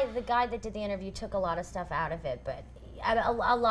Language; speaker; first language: English; native; English